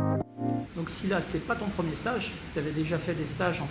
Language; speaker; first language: French; native; French